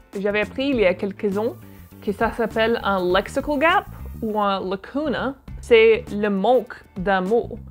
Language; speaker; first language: French; non-native, fluent; English